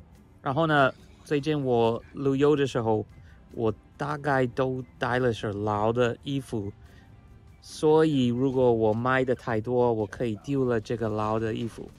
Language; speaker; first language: Chinese; non-native, fluent; English